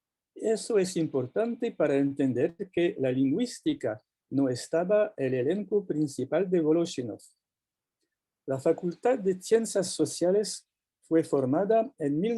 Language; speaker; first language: Spanish; non-native, fluent; French